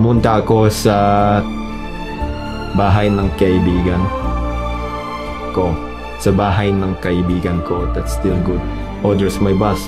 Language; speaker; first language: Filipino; non-native, learner; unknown